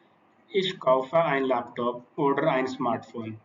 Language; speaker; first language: German; non-native, learner; Hindi